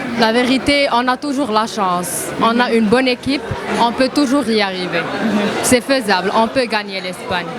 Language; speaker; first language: French; non-native, local second language; Arabic